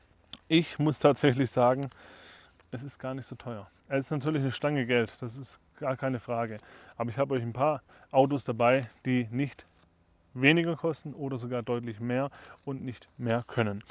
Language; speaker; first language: German; native; German